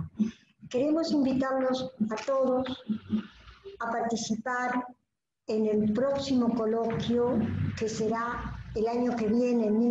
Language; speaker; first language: Spanish; native; Spanish